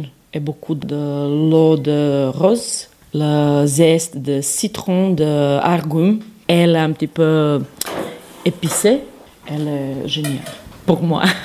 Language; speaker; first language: French; non-native, fluent; Serbian